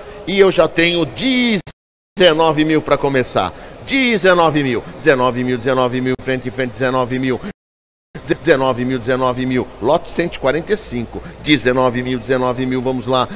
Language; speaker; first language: Portuguese; native; Portuguese